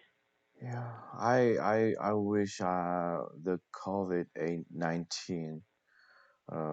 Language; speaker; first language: English; non-native, learner; Korean